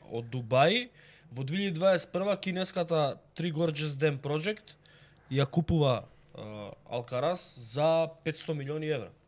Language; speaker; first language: Macedonian; native; Macedonian